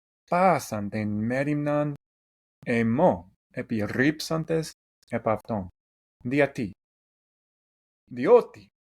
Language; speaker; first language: Greek; non-native, fluent; English